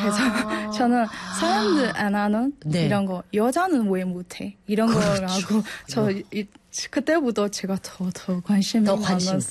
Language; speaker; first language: Korean; non-native, learner; Burmese